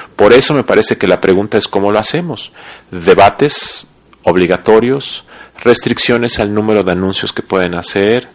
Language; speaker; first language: Spanish; native; Spanish